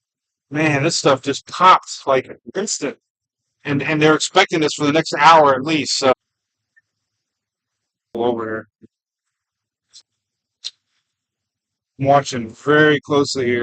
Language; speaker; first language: English; native; English